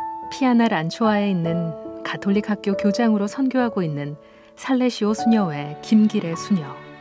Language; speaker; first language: Korean; native; Korean